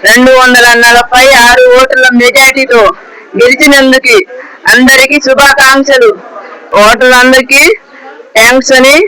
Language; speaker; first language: Telugu; non-native, local second language; Lambadi